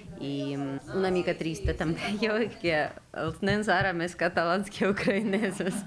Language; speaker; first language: Catalan; non-native, learner; Ukrainian